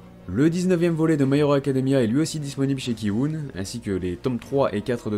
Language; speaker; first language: French; native; French